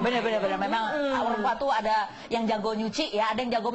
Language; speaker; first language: Indonesian; native; Indonesian